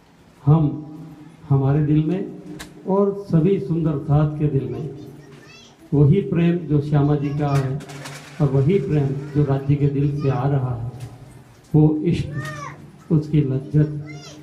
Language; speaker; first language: Hindi; non-native, local second language; Gujarati